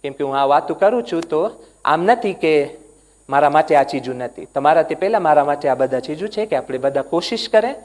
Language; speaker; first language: Gujarati; non-native, learner; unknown